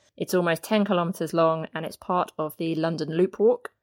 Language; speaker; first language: English; native; English